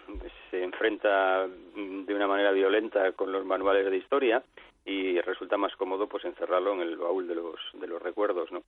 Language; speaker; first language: Spanish; native; Spanish